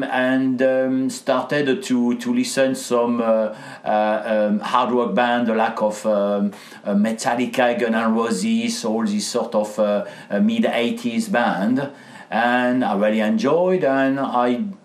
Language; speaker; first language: English; non-native, fluent; French